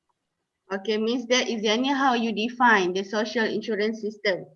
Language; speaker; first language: English; non-native, local second language; Malay